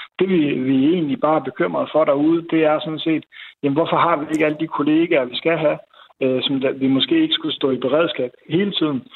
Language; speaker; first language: Danish; native; Danish